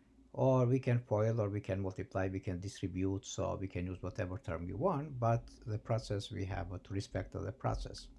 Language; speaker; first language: English; non-native, fluent; Albanian